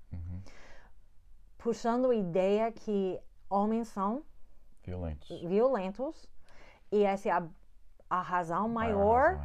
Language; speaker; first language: Portuguese; non-native, learner; English